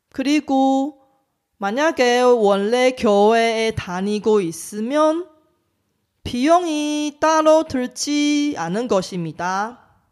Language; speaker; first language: Korean; non-native, fluent; Chinese